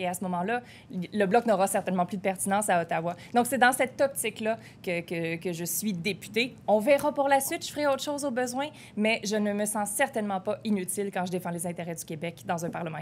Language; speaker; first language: French; native; French